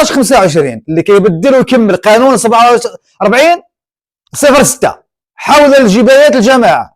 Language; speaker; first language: Arabic; native; Arabic